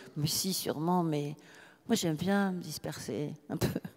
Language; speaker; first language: French; native; French